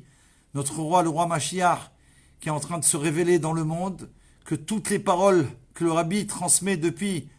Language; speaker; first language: French; native; French